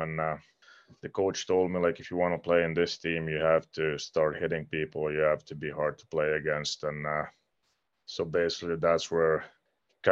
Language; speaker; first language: English; non-native, fluent; Finnish